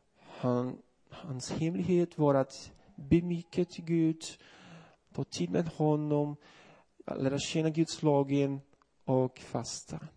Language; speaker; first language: Swedish; non-native, fluent; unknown